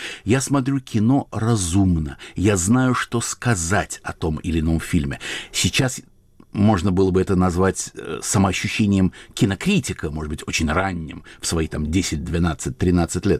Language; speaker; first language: Russian; native; Russian